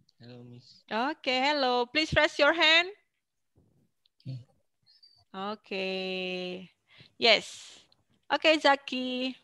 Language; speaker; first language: English; non-native, fluent; Indonesian